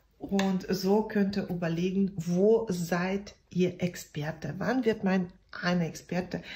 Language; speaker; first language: German; non-native, fluent; Russian